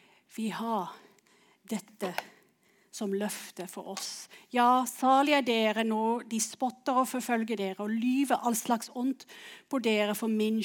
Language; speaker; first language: Norwegian; non-native, fluent; English